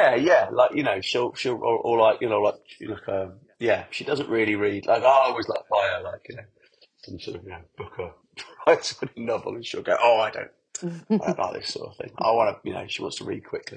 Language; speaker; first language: English; native; English